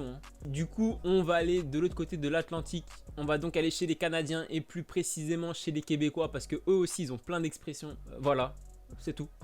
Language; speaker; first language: French; native; French